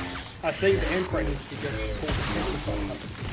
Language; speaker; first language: English; native; English